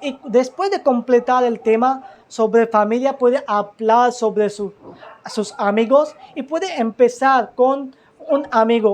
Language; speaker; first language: Spanish; non-native, learner; Hindi